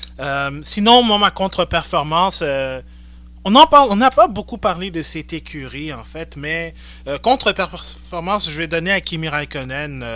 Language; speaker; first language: French; native; French